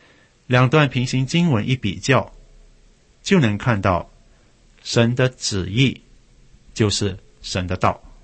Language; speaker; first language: Chinese; native; Chinese